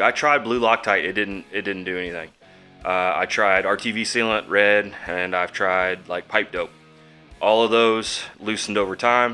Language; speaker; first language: English; native; English